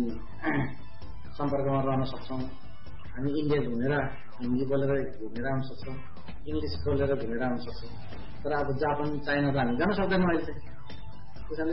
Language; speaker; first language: Nepali; non-native, local second language; Gurung